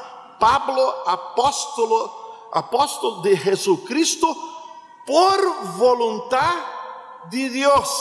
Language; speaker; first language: Spanish; non-native, learner; Portuguese